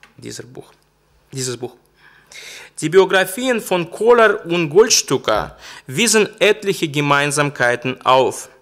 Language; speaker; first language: German; non-native, fluent; Russian